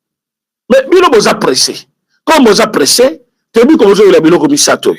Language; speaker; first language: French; non-native, local second language; Lingala